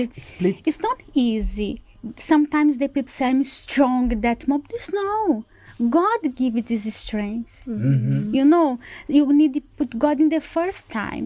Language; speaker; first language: English; non-native, learner; Portuguese